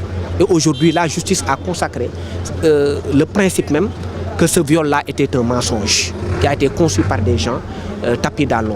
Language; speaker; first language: French; non-native, local second language; Wolof